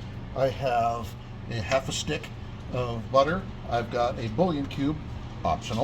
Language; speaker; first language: English; native; English